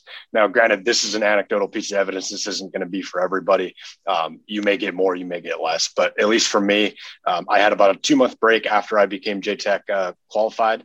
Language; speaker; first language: English; native; English